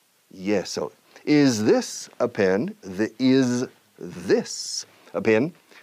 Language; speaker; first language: English; native; English